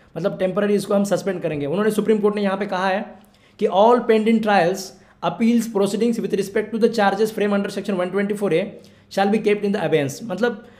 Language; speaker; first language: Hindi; non-native, local second language; Marathi